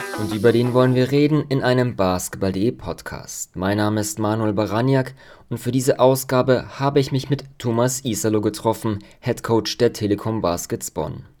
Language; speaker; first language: German; native; German